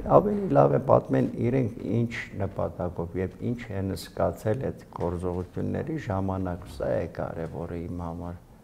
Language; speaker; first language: Armenian; early bilingual, heritage; Armenian